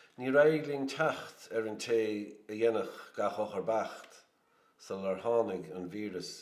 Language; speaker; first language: Irish; native; Irish